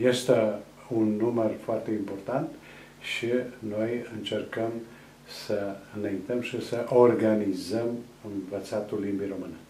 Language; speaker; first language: Romanian; non-native, local second language; Serbian